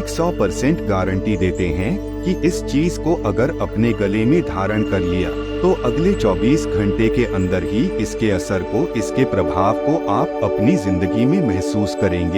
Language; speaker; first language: Hindi; native; Hindi